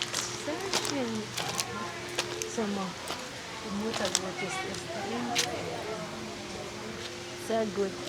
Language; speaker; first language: German; non-native, learner; Filipino